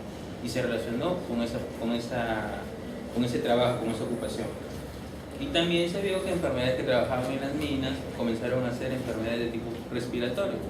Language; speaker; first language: Spanish; native; Spanish